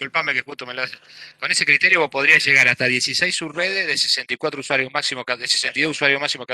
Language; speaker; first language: Spanish; native; Spanish